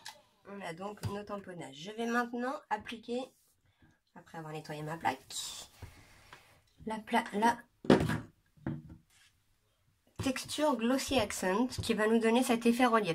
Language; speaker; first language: French; native; French